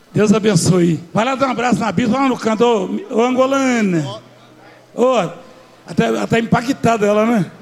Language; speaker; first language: Portuguese; native; Portuguese